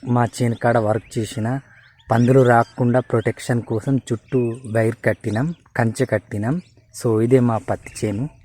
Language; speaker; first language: Telugu; non-native, local second language; Gondi